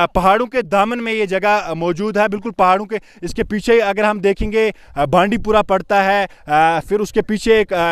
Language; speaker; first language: Hindi; non-native, local second language; Kashmiri